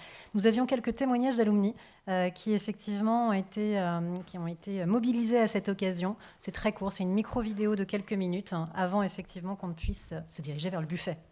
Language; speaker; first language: French; native; French